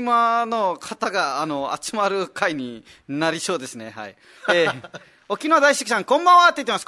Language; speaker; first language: Japanese; non-native, fluent; Nepali